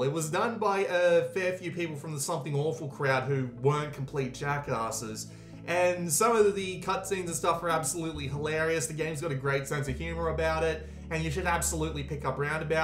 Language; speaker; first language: English; native; English